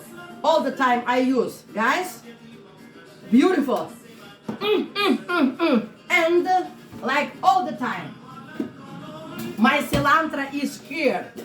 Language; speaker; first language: English; non-native, learner; Russian